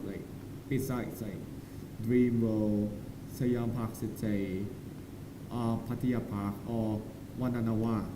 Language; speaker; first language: English; non-native, learner; Thai